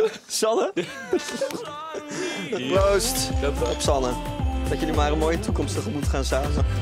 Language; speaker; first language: Dutch; native; Dutch